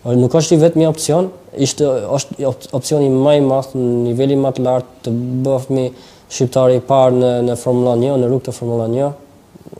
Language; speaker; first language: Albanian; early bilingual, heritage; Albanian